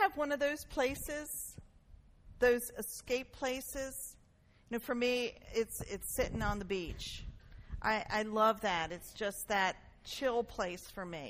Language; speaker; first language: English; native; English